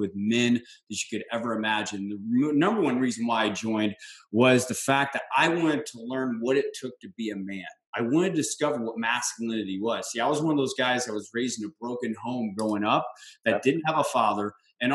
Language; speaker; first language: English; native; English